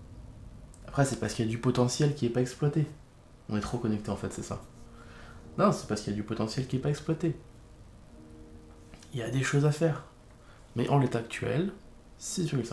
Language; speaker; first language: French; native; French